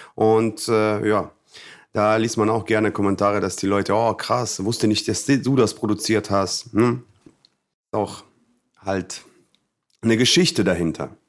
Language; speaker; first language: German; non-native, fluent; Russian